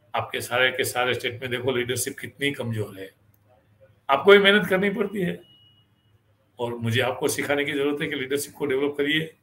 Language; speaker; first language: Hindi; non-native, local second language; Gujarati